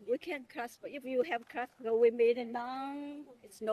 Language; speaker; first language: English; non-native, learner; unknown